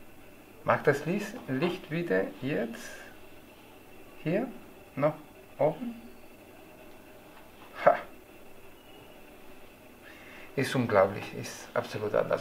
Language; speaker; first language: German; non-native, learner; Spanish